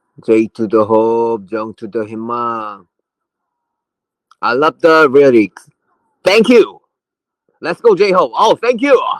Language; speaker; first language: English; non-native, learner; Korean